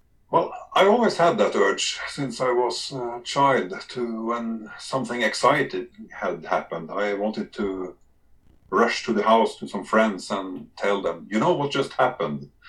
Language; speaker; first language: English; non-native, fluent; Norwegian